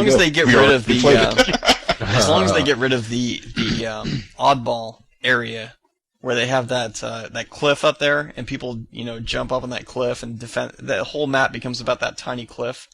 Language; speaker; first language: English; native; English